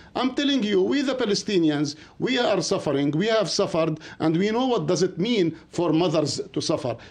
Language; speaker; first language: English; non-native, fluent; Arabic